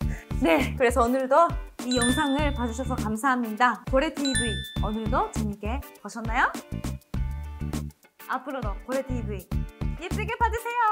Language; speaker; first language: Korean; non-native, fluent; Japanese